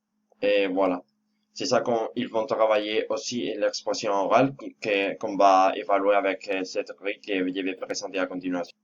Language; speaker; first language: French; non-native, fluent; Spanish